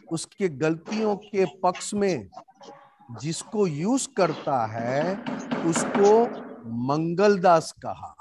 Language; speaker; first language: Hindi; non-native, local second language; Gujarati